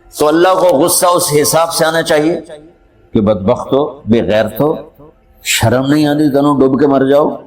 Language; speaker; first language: Urdu; non-native, local second language; Punjabi